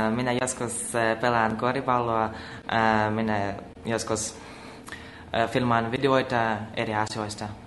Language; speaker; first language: Finnish; non-native, learner; Russian